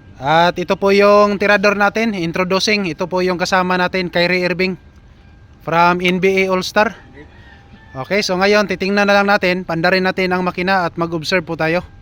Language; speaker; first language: Filipino; non-native, local second language; Cebuano